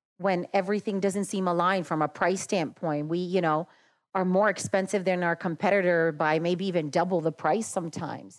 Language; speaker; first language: English; early bilingual, other home language; Macedonian